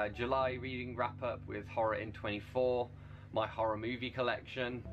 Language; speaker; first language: English; native; English